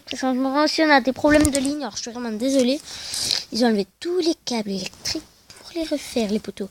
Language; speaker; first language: French; native; French